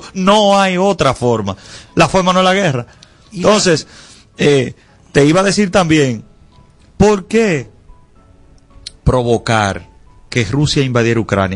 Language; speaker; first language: Spanish; native; Spanish